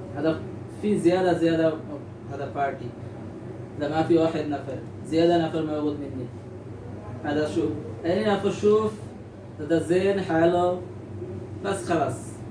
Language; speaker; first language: Arabic; non-native, learner; Bangla